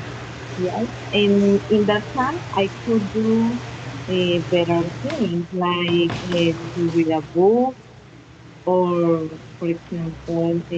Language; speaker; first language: English; non-native, learner; Spanish